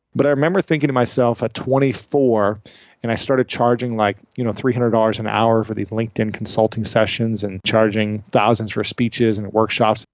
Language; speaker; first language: English; native; English